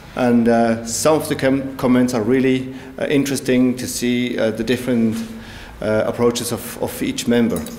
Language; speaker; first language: English; non-native, fluent; German